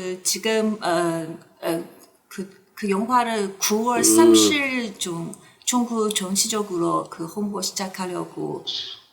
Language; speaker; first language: Korean; non-native, learner; Chinese